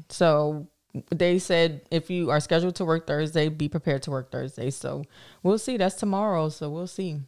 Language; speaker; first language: English; native; English